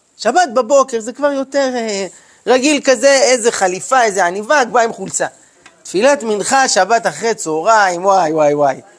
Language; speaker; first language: Hebrew; native; Hebrew